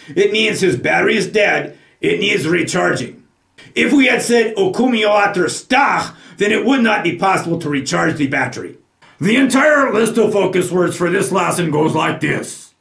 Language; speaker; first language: English; native; English